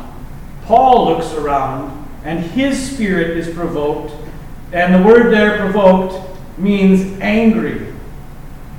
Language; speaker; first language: English; native; English